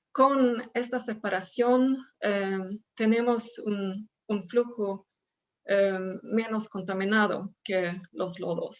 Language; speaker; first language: Spanish; non-native, fluent; Swedish